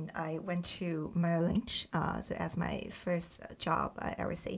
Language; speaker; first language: English; non-native, fluent; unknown